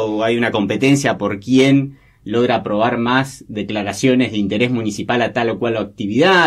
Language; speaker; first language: Spanish; native; Spanish